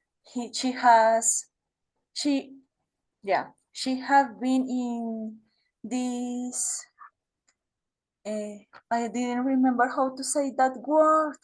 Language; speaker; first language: English; non-native, learner; Spanish